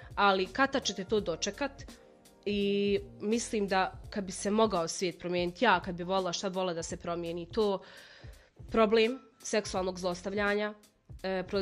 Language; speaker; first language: Croatian; non-native, fluent; Arabic